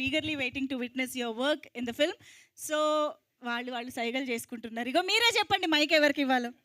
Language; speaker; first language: Telugu; native; Telugu